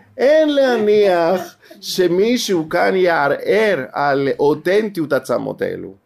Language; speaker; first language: Hebrew; non-native, fluent; Greek